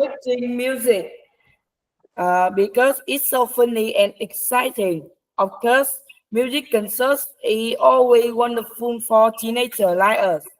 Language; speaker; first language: English; non-native, learner; Vietnamese